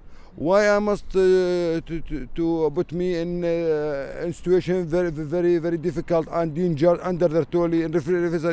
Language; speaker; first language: English; non-native, learner; Arabic